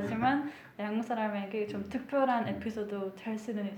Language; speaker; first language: Korean; non-native, fluent; Hungarian